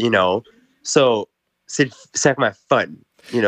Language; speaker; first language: English; non-native, local second language; French